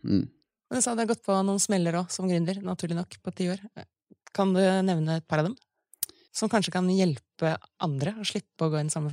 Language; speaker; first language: Norwegian; native; Norwegian